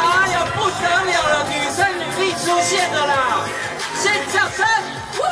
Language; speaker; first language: Chinese; native; Chinese